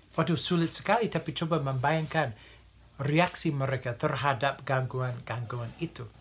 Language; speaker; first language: Indonesian; non-native, fluent; English